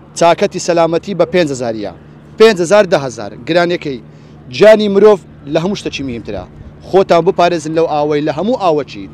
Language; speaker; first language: Central Kurdish; non-native, local second language; Kurdish